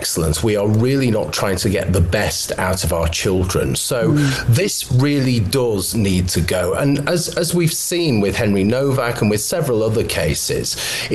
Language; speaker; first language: English; native; English